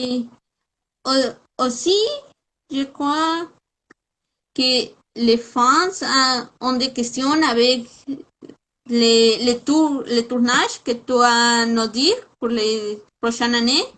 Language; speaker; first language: French; non-native, fluent; Spanish